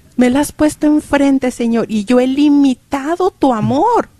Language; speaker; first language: Spanish; native; Spanish